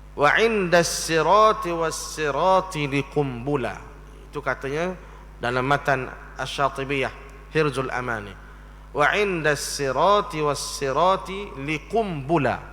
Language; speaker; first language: Malay; native; Malay